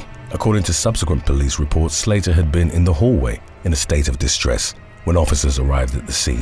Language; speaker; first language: English; native; English